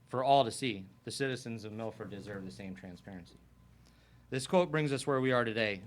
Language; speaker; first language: English; native; English